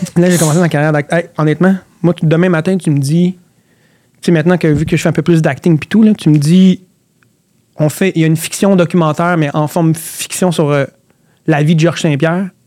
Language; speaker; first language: French; early bilingual, other home language; Arabic